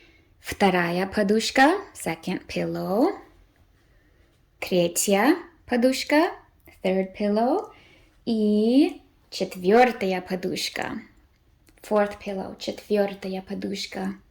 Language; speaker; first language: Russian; early bilingual, heritage; Russian